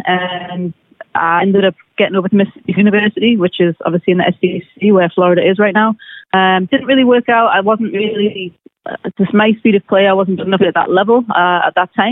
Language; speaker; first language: English; native; English